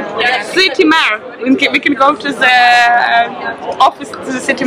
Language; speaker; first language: English; non-native, learner; Ukrainian